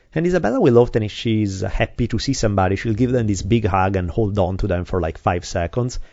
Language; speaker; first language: English; non-native, fluent; Italian